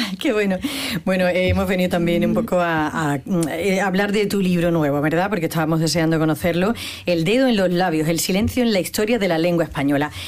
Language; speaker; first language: Spanish; native; Spanish